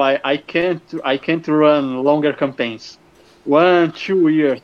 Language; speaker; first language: English; non-native, fluent; Portuguese